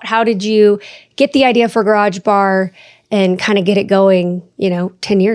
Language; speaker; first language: English; native; English